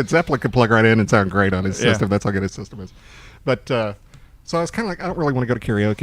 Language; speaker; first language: English; native; English